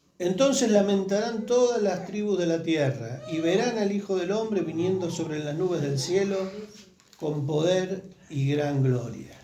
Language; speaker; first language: Spanish; native; Spanish